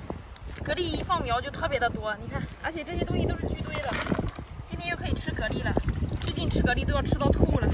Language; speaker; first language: Chinese; native; Chinese